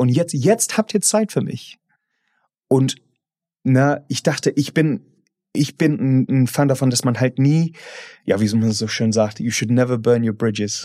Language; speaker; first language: German; non-native, fluent; English